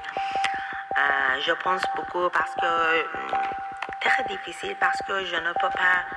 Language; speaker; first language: French; non-native, learner; Persian